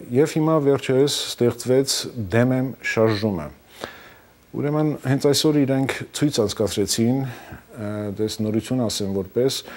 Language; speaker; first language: Armenian; early bilingual, heritage; Armenian